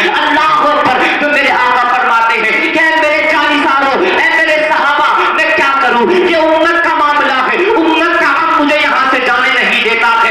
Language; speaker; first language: Urdu; native; Urdu